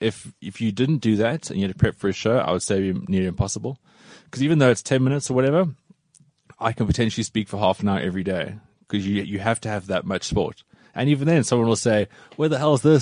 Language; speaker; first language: English; native; English